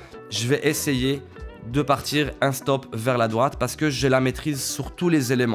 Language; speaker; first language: French; native; French